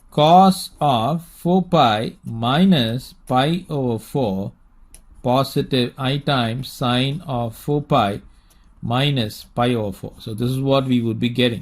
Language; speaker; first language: English; non-native, local second language; Tamil